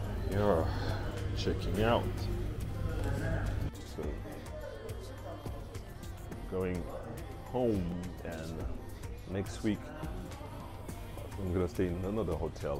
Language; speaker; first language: English; non-native, fluent; French